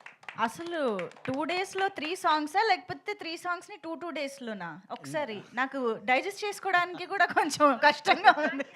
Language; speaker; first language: Telugu; native; Telugu